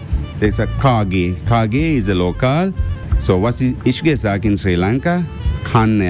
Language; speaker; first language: German; non-native, learner; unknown